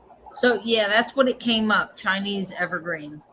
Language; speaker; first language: English; native; English